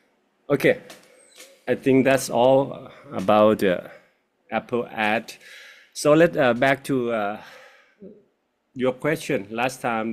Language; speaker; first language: English; non-native, fluent; Thai